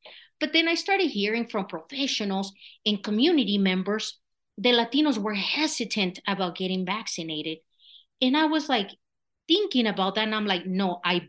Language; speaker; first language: English; non-native, fluent; Spanish